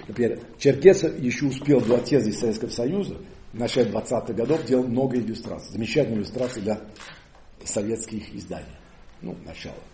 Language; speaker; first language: Russian; non-native, fluent; Occitan